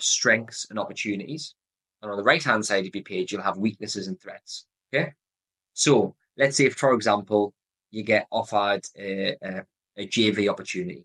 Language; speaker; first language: English; native; English